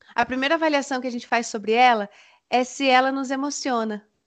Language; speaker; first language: Portuguese; native; Portuguese